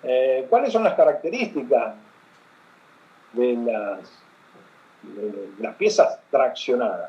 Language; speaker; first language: Spanish; native; Spanish